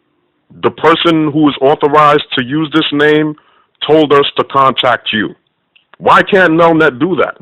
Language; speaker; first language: English; native; English